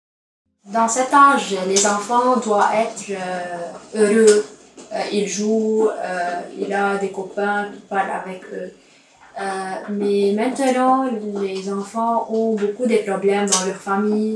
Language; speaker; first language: French; non-native, learner; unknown